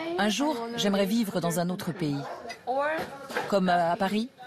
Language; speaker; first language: French; non-native, fluent; Korean